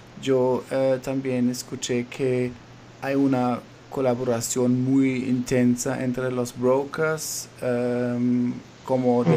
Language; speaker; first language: Spanish; non-native, fluent; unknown